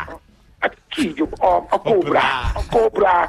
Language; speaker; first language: Hungarian; non-native, learner; Yoruba